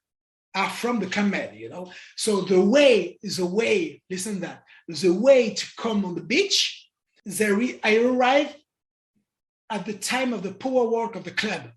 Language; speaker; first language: English; non-native, learner; French